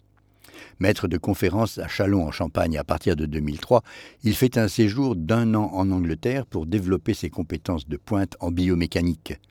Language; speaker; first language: French; native; French